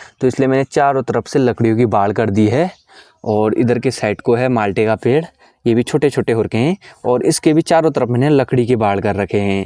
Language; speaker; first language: Hindi; non-native, local second language; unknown